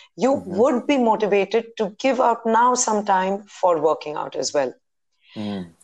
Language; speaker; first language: English; non-native, local second language; Hindi